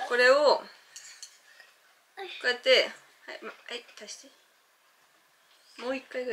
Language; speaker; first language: Japanese; native; Japanese